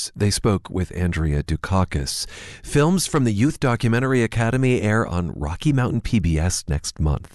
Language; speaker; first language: English; native; English